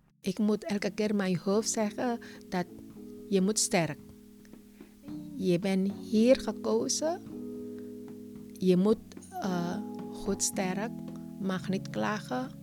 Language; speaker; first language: Dutch; non-native, learner; Indonesian